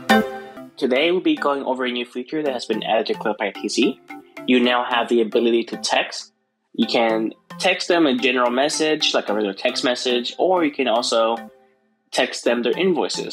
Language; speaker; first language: English; native; English